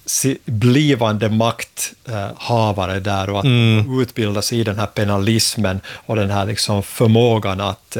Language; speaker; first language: Swedish; native; Swedish